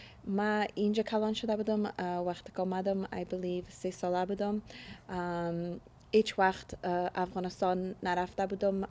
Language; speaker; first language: Persian; early bilingual, heritage; Persian